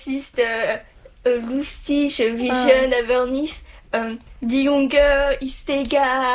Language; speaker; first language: German; non-native, learner; French